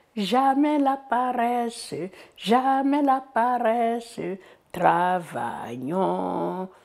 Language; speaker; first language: French; non-native, local second language; Fon